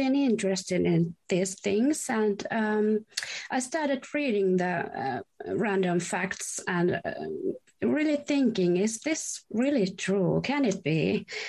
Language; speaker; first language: English; non-native, fluent; Finnish